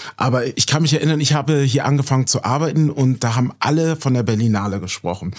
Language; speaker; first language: German; native; German